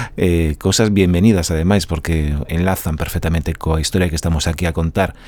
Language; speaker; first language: Spanish; non-native, local second language; Galician